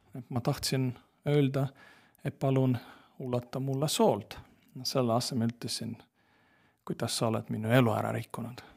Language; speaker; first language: Estonian; non-native, local second language; Russian